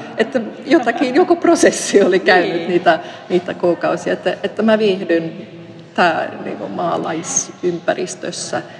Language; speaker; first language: Finnish; non-native, fluent; Swedish